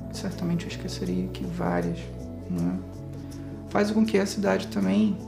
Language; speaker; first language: Portuguese; native; Portuguese